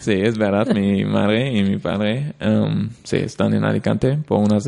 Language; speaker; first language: Spanish; non-native, learner; German